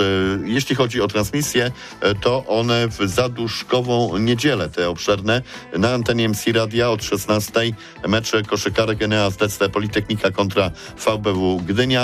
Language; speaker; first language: Polish; native; Polish